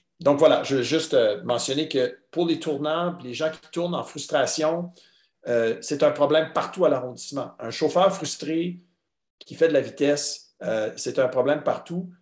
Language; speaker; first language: French; native; French